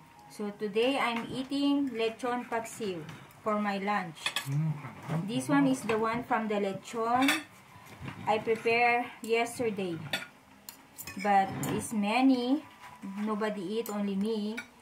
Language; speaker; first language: English; non-native, local second language; Filipino